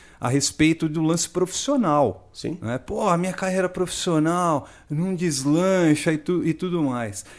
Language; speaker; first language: Portuguese; native; Portuguese